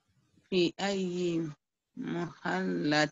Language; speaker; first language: Arabic; non-native, learner; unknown